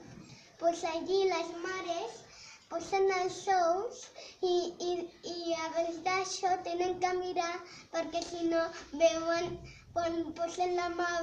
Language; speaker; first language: Catalan; non-native, local second language; Spanish